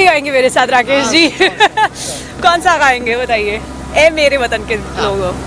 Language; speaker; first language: Hindi; native; Hindi